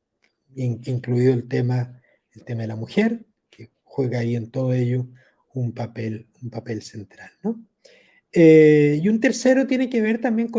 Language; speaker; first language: Spanish; native; Spanish